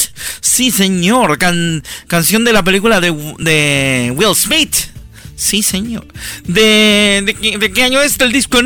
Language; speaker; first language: Spanish; native; Spanish